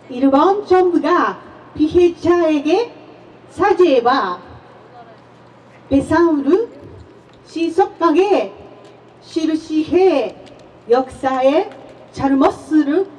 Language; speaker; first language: Korean; non-native, learner; Japanese